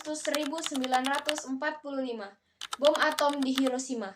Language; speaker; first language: Indonesian; native; Indonesian